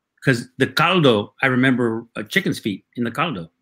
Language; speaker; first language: English; early bilingual, other home language; Spanish